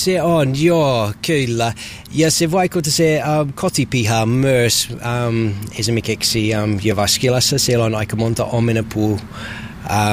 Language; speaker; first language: Finnish; non-native, learner; English